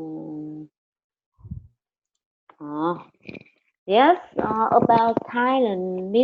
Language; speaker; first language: English; non-native, learner; Vietnamese